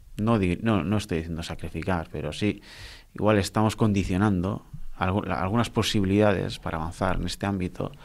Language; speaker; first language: Spanish; non-native, local second language; Basque